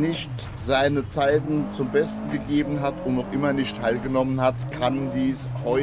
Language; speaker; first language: German; native; German